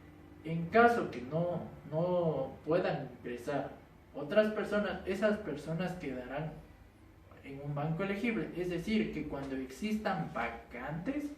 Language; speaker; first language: Spanish; native; Spanish